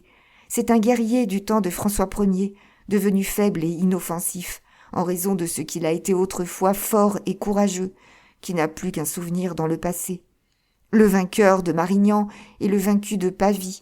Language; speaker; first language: French; native; French